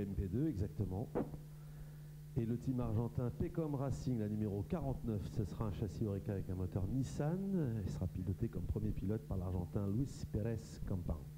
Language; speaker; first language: French; native; French